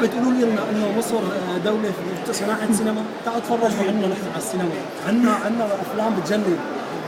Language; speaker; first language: Arabic; native; Arabic